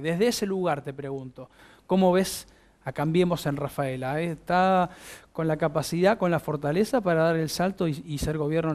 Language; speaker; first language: Spanish; native; Spanish